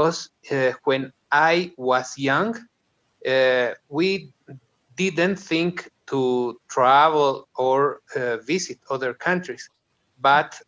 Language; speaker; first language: English; non-native, learner; Spanish